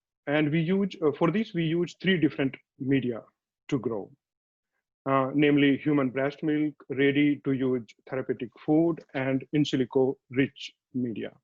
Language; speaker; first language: English; non-native, fluent; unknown